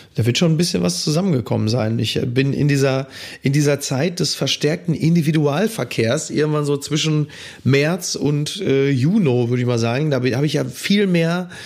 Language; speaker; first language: German; native; German